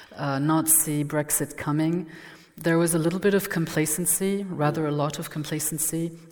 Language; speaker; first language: English; non-native, fluent; French